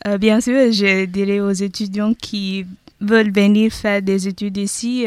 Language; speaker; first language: French; non-native, learner; Tamil